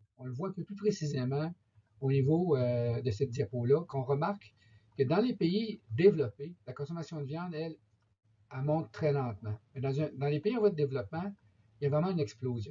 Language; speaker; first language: French; native; French